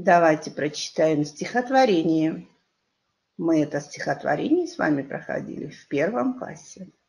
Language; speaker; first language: Russian; non-native, local second language; Kyrgyz